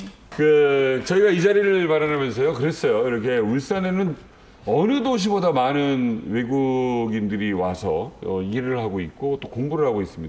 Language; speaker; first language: Korean; native; Korean